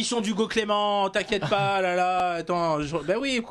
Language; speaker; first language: French; native; French